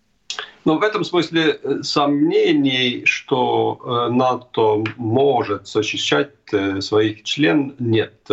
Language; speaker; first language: Russian; non-native, fluent; Estonian